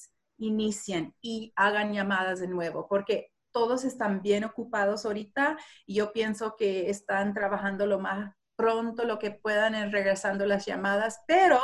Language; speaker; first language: Spanish; non-native, learner; English